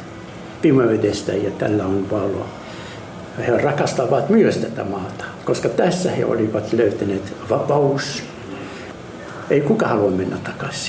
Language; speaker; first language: Finnish; non-native, learner; Arabic